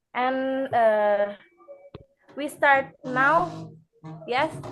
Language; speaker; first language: English; non-native, learner; Indonesian